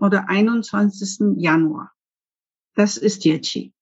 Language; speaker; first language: German; non-native, fluent; Chinese